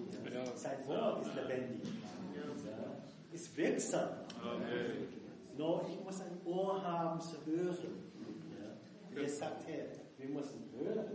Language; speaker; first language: German; non-native, fluent; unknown